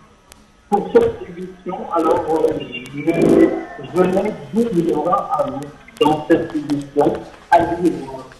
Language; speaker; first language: French; non-native, fluent; Arabic